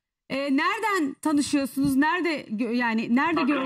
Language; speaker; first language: Turkish; native; Turkish